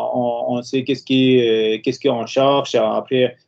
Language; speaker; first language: French; non-native, fluent; Nepali